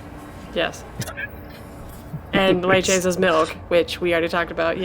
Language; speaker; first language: English; native; English